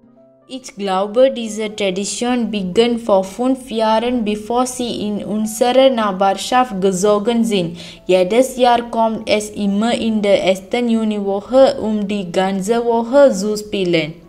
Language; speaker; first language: German; non-native, learner; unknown